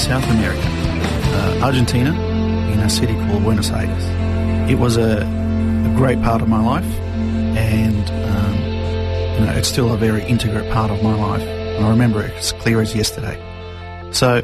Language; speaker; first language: English; non-native, local second language; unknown